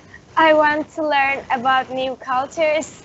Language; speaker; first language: English; non-native, learner; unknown